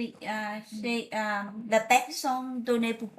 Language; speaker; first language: French; non-native, learner; Vietnamese